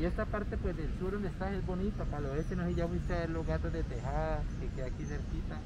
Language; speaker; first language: Spanish; native; Spanish